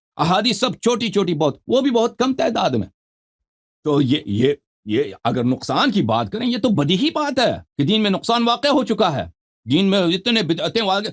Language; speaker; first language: Urdu; non-native, fluent; Persian